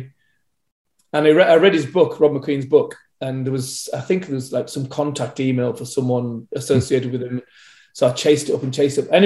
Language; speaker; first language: English; native; English